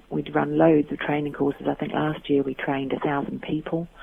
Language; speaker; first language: English; native; English